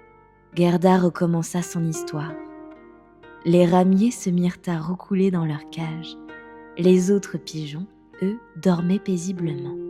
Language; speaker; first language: French; native; French